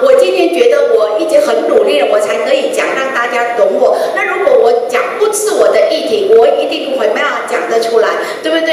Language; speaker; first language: Chinese; non-native, fluent; Vietnamese